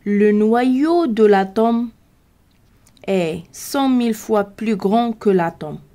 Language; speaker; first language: French; non-native, local second language; Arabic